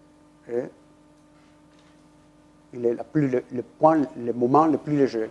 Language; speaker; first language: French; non-native, fluent; Spanish